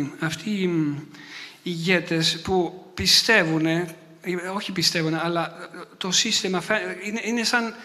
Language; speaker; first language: Greek; non-native, fluent; Italian